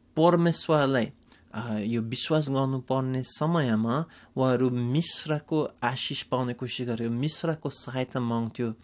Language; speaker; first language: Nepali; non-native, fluent; English